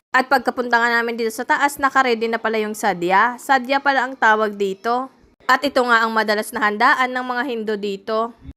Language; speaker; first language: Filipino; native; Filipino